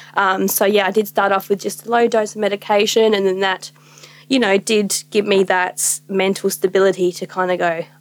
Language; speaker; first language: English; native; English